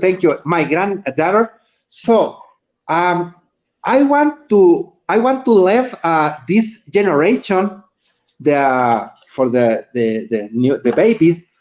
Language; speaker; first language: English; non-native, learner; Spanish